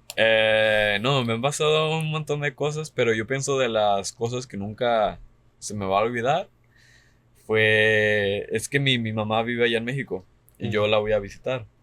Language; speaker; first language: Spanish; early bilingual, heritage; Spanish